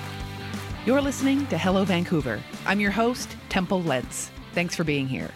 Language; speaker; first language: English; native; English